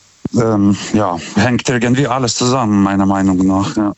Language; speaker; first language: German; non-native, fluent; Lithuanian